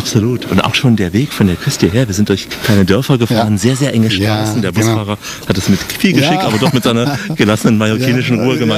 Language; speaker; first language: German; native; German